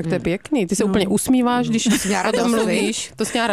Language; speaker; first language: Czech; native; Czech